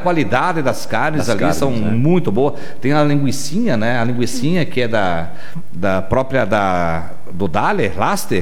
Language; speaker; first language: Portuguese; native; Portuguese